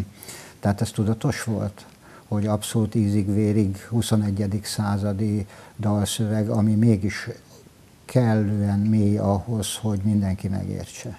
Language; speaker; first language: Hungarian; native; Hungarian